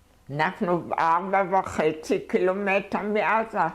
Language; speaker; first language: Hebrew; non-native, fluent; German